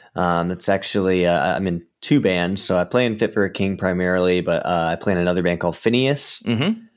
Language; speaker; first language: English; native; English